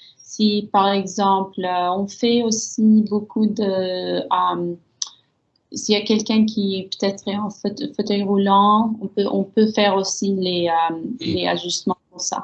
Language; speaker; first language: French; early bilingual, heritage; French